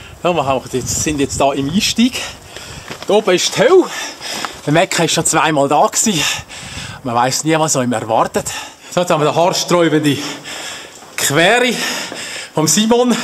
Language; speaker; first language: German; native; German